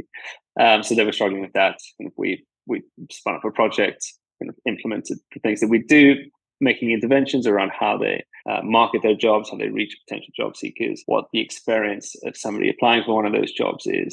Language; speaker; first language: English; native; English